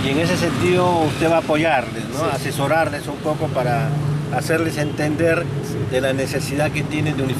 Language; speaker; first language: Spanish; native; Spanish